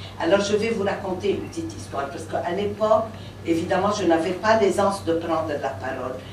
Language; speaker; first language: French; non-native, local second language; Arabic